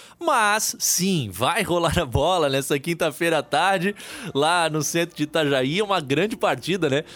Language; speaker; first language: Portuguese; native; Portuguese